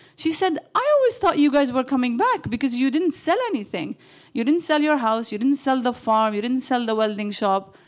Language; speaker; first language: English; early bilingual, other home language; Arabic